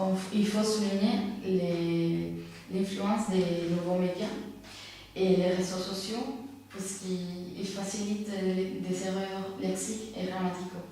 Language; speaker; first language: French; non-native, fluent; Spanish